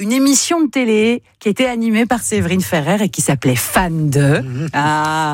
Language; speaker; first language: French; native; French